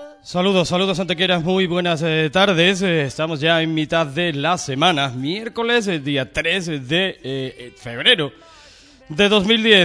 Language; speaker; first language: Spanish; native; Spanish